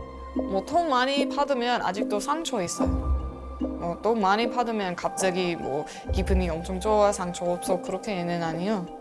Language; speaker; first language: Korean; non-native, learner; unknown